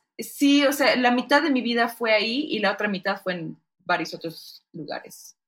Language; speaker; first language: Spanish; early bilingual, heritage; Spanish